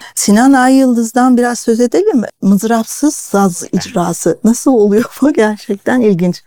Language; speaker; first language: Turkish; native; Turkish